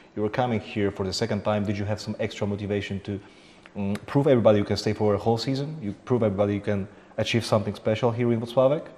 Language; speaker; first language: English; non-native, fluent; Polish